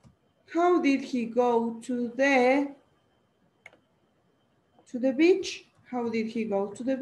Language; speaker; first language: English; non-native, learner; Spanish